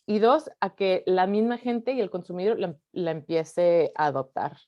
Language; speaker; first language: Spanish; early bilingual, heritage; Spanish